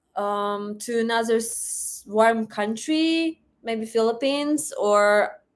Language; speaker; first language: English; non-native, fluent; Russian